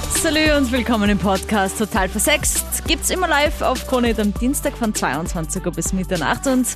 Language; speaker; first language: German; native; German